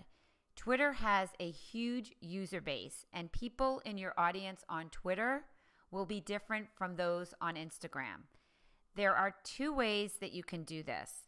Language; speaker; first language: English; native; English